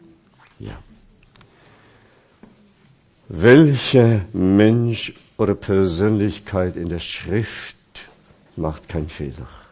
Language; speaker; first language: German; non-native, fluent; Chinese